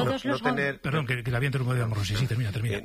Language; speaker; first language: Spanish; native; Spanish